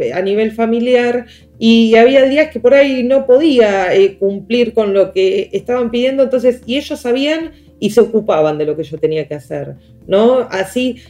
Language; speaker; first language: Spanish; native; Spanish